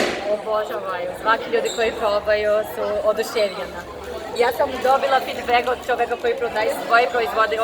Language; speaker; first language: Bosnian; non-native, learner; Portuguese